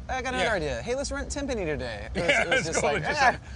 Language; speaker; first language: English; native; English